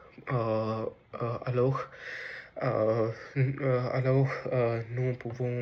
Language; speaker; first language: French; non-native, learner; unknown